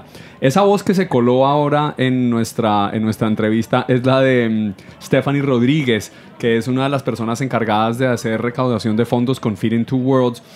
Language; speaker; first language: Spanish; native; Spanish